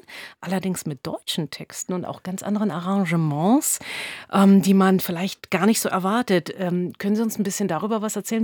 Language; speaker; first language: German; native; German